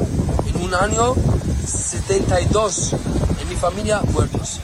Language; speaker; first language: Spanish; non-native, learner; Arabic